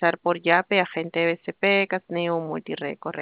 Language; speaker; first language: Spanish; native; Spanish